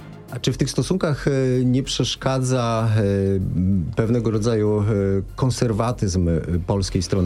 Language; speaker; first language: Polish; native; Polish